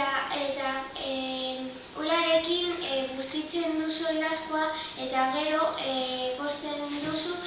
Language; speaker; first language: Basque; non-native, local second language; Spanish